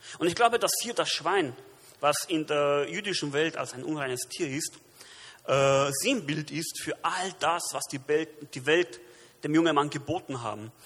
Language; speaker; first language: German; early bilingual, other home language; Romanian